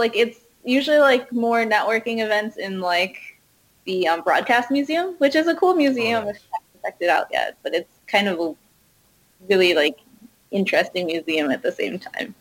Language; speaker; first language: English; early bilingual, other home language; Hindi